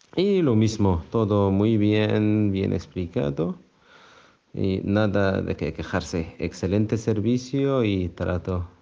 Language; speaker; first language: Spanish; non-native, fluent; Arabic